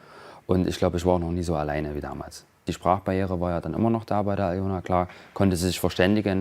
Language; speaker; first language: German; native; German